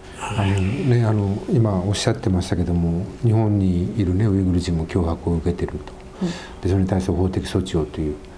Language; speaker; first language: Japanese; native; Japanese